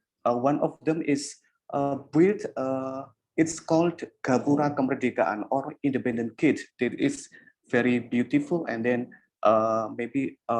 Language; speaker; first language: English; non-native, learner; Indonesian